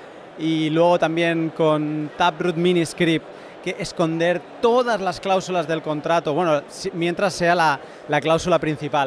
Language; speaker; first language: Spanish; native; Spanish